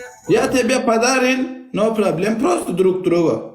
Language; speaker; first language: Russian; non-native, learner; Turkmen